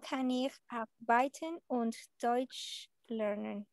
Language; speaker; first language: German; non-native, learner; Spanish